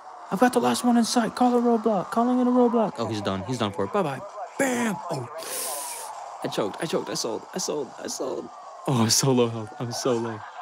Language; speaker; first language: English; native; English